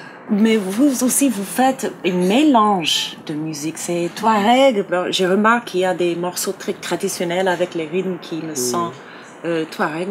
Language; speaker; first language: French; non-native, fluent; English